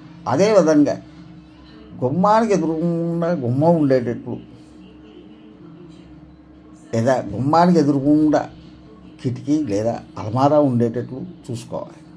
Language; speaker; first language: Telugu; native; Telugu